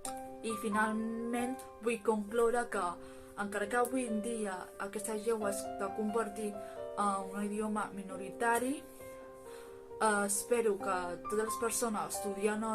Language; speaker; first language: Catalan; early bilingual, other home language; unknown